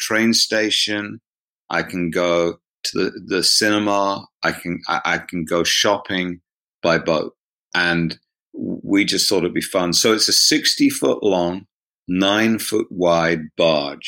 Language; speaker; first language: English; native; English